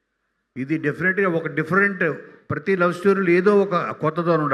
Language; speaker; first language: Telugu; native; Telugu